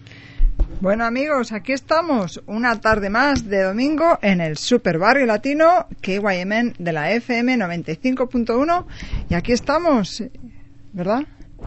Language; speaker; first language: Spanish; native; Spanish